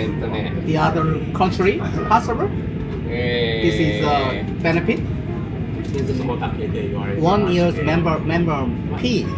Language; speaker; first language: English; non-native, learner; Korean